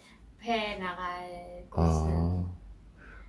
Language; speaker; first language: Korean; non-native, fluent; Khmer